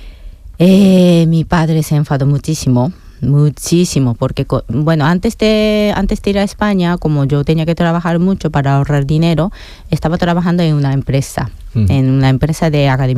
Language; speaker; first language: Spanish; non-native, fluent; Japanese